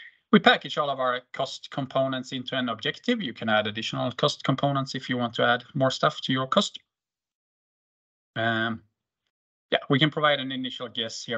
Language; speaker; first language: English; non-native, fluent; Swedish